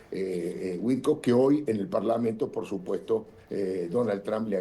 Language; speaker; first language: Spanish; native; Spanish